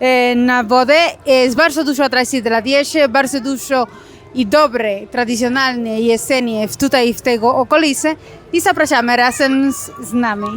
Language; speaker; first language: Polish; non-native, learner; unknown